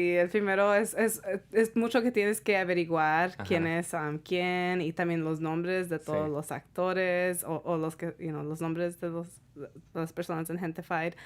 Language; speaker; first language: Spanish; early bilingual, heritage; Spanish